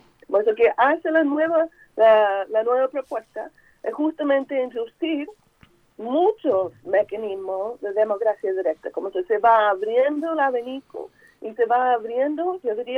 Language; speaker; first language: Spanish; non-native, fluent; English